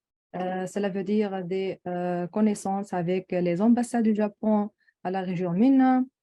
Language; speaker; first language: French; non-native, local second language; Arabic